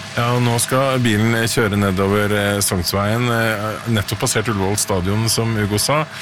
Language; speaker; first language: Norwegian; native; Norwegian